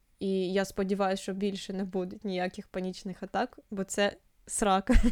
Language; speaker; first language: Ukrainian; non-native, local second language; Russian